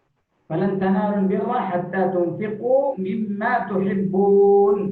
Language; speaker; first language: Arabic; native; Arabic